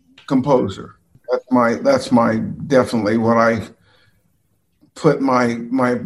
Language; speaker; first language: English; native; English